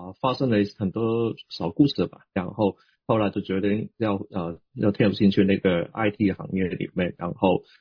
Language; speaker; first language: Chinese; non-native, local second language; Cantonese